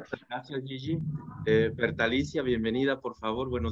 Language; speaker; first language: Spanish; native; Spanish